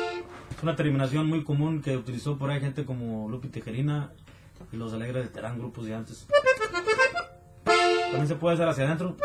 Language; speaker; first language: Spanish; native; Spanish